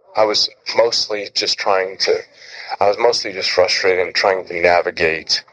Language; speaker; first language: English; native; English